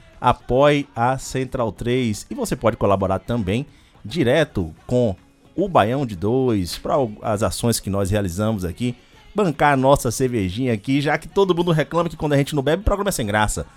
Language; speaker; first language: Portuguese; native; Portuguese